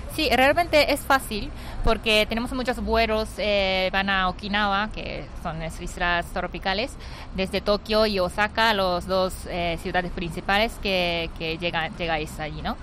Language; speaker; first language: Spanish; non-native, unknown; Japanese